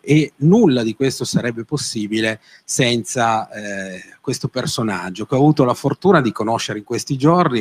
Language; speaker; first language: Italian; native; Italian